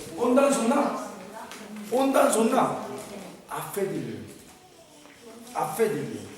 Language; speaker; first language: Turkish; non-native, fluent; Korean